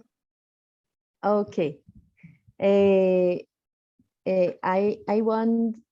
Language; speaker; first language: English; non-native, learner; Spanish